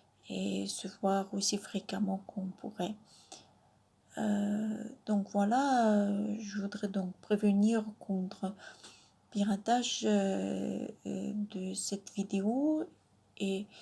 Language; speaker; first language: French; non-native, fluent; Russian